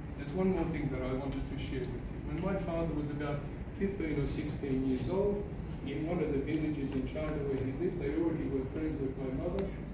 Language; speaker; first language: English; early bilingual, other home language; Russian